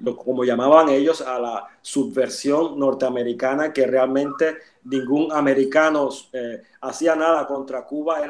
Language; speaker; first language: Spanish; native; Spanish